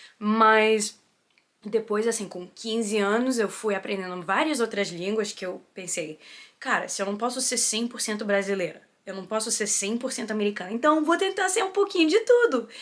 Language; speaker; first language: Portuguese; early bilingual, heritage; Portuguese